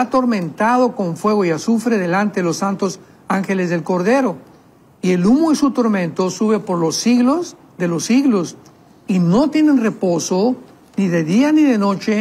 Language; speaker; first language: Spanish; native; Spanish